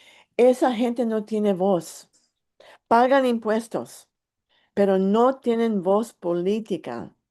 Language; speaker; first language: Spanish; early bilingual, heritage; English